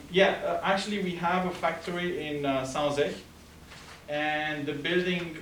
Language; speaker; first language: English; non-native, fluent; Romanian